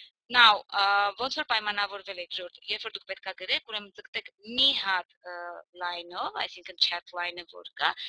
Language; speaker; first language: English; non-native, fluent; Armenian